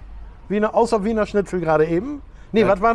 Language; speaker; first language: German; native; German